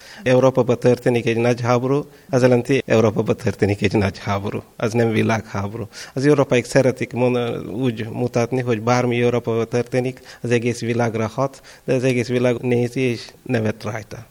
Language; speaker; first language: Hungarian; non-native, fluent; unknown